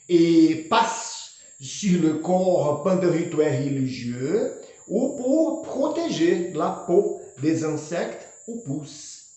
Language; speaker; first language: French; non-native, learner; Portuguese